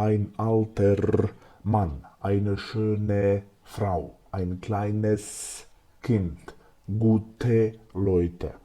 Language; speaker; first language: German; non-native, fluent; Macedonian